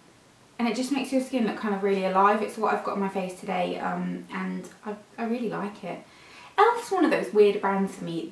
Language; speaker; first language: English; native; English